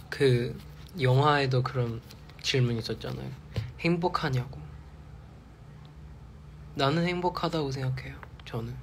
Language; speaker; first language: Korean; non-native, fluent; Chinese